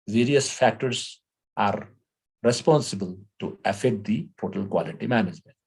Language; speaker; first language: English; non-native, local second language; Nepali